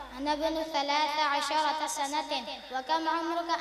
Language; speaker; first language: Arabic; non-native, learner; Urdu